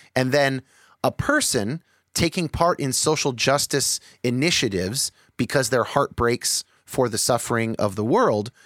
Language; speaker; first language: English; native; English